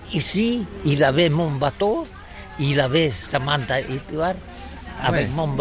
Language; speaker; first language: French; non-native, learner; Catalan